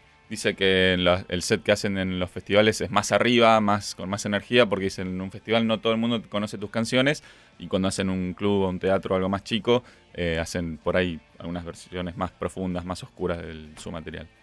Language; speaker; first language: Spanish; native; Spanish